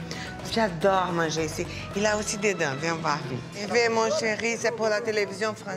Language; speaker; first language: French; non-native, learner; Portuguese